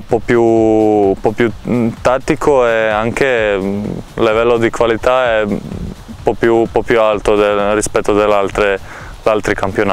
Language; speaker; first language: Italian; non-native, learner; Croatian